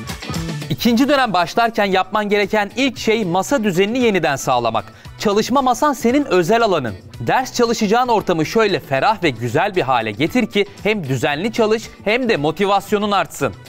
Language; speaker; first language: Turkish; native; Turkish